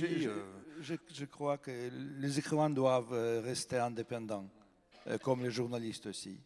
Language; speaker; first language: French; non-native, fluent; Russian